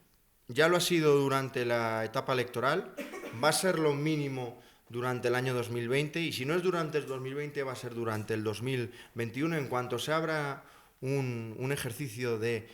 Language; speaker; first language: Spanish; native; Spanish